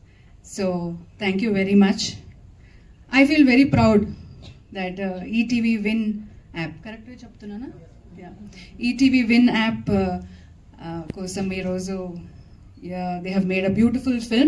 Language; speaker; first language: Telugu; non-native, learner; Kannada